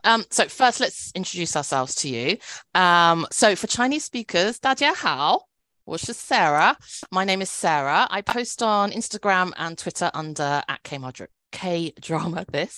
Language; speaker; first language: English; native; English